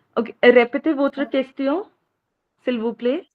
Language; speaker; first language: French; non-native, learner; Hindi